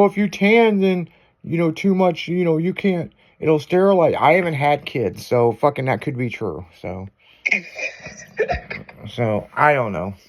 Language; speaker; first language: English; native; English